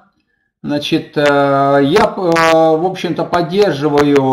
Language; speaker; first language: Russian; native; Russian